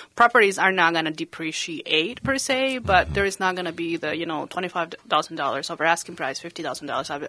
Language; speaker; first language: English; non-native, fluent; Spanish